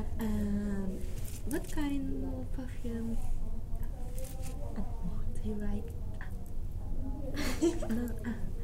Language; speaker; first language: English; non-native, learner; Japanese